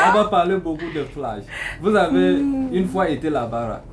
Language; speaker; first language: French; non-native, learner; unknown